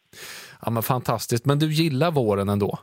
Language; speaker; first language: Swedish; native; Swedish